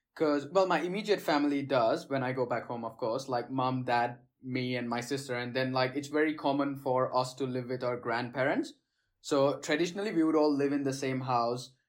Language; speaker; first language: English; non-native, local second language; Gujarati